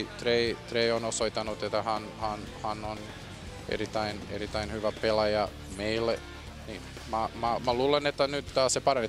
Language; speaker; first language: Finnish; non-native, fluent; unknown